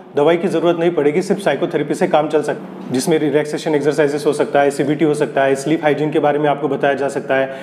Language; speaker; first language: Hindi; non-native, local second language; Marathi